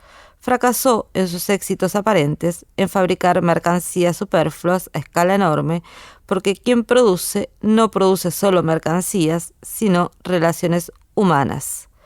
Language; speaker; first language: Spanish; native; Spanish